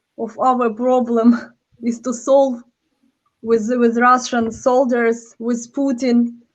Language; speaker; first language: English; non-native, learner; Ukrainian